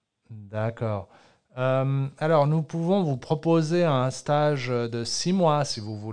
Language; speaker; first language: French; native; French